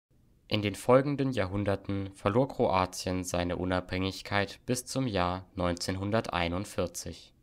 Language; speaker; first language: German; native; German